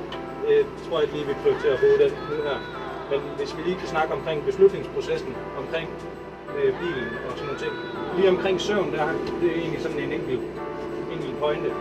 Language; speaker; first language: Danish; native; Danish